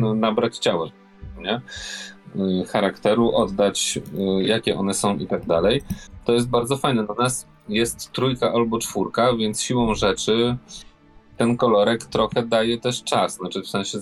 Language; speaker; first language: Polish; native; Polish